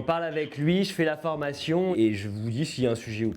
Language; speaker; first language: French; native; French